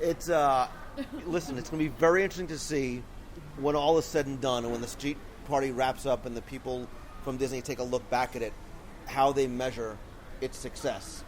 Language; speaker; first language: English; native; English